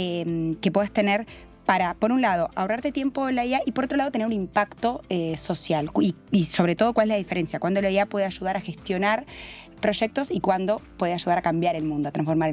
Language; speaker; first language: Spanish; native; Spanish